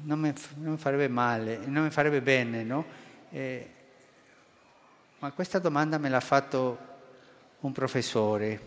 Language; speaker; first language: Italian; non-native, fluent; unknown